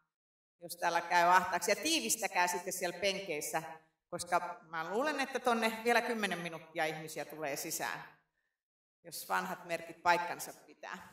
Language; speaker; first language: Finnish; native; Finnish